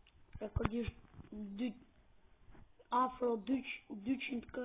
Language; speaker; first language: Albanian; early bilingual, heritage; Albanian